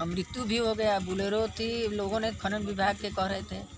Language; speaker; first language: Hindi; native; Hindi